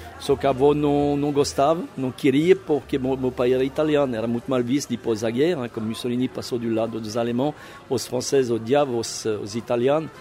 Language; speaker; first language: Portuguese; non-native, fluent; French